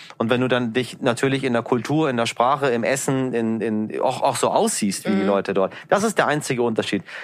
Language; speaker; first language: German; early bilingual, other home language; Persian